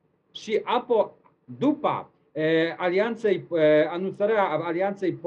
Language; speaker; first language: Romanian; non-native, learner; Polish